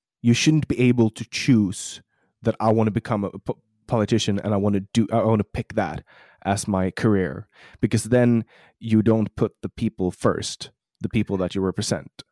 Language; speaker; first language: English; non-native, fluent; Swedish